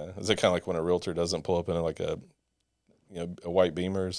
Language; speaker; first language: English; native; English